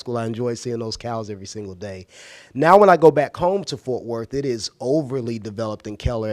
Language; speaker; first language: English; native; English